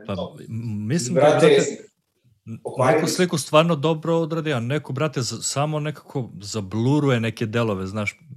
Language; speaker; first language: Serbian; native; Serbian